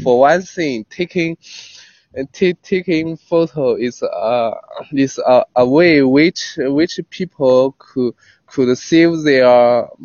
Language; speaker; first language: English; non-native, learner; Chinese